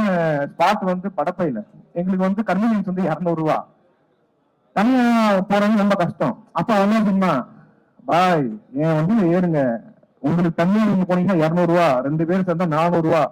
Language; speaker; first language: Tamil; native; Tamil